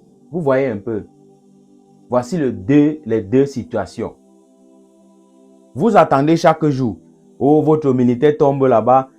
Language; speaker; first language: French; non-native, local second language; English